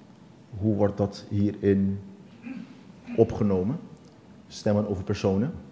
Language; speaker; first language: Dutch; non-native, local second language; Papiamento